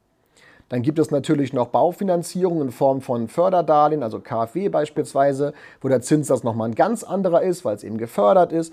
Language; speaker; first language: German; native; German